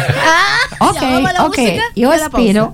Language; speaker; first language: Spanish; non-native, learner; German